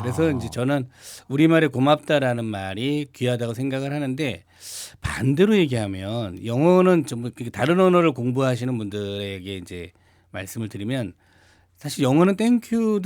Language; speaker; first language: Korean; native; Korean